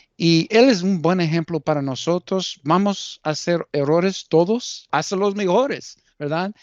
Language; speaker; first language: Spanish; early bilingual, heritage; Spanish